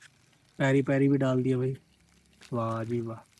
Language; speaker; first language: Hindi; non-native, local second language; Punjabi